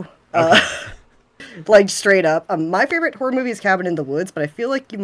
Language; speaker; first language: English; native; English